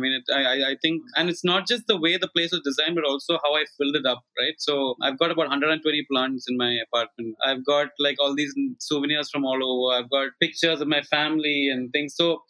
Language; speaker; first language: English; non-native, local second language; Malayalam